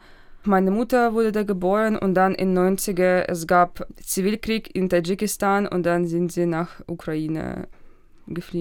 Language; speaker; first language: German; non-native, fluent; Russian